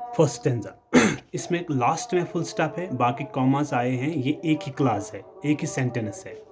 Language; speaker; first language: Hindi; non-native, local second language; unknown